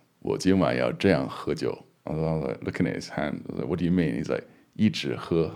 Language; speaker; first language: English; native; English